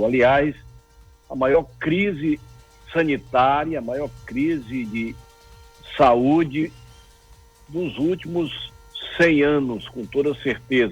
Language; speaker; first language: Portuguese; native; Portuguese